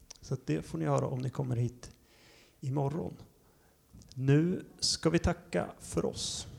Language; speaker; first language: Swedish; native; Swedish